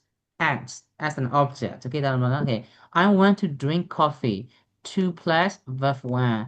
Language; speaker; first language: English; non-native, fluent; Burmese